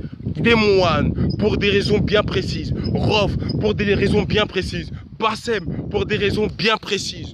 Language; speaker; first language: French; native; French